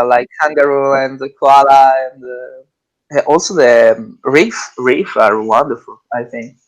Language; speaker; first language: English; non-native, learner; Italian